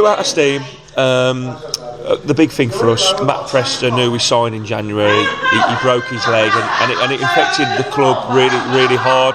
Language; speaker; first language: English; native; English